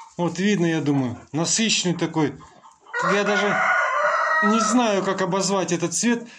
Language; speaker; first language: Russian; native; Russian